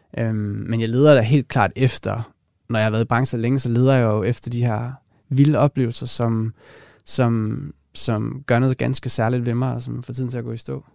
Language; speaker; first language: Danish; native; Danish